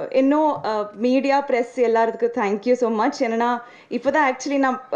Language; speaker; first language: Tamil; non-native, learner; Telugu